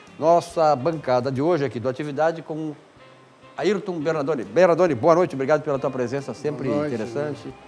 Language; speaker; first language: Portuguese; native; Portuguese